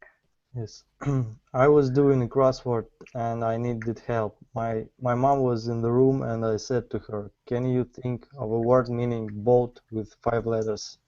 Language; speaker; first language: English; non-native, learner; Russian